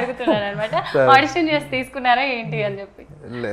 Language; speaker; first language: Telugu; native; Telugu